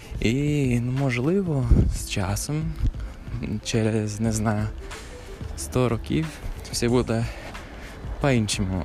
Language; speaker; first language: Ukrainian; non-native, fluent; English